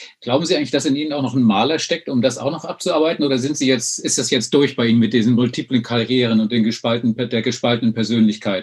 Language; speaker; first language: German; native; German